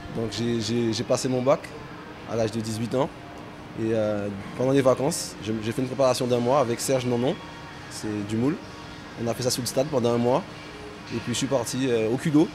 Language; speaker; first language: French; native; French